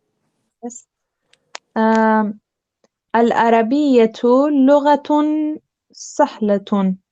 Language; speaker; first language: Arabic; non-native, learner; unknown